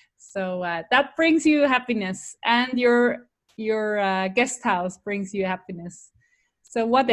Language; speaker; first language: English; non-native, fluent; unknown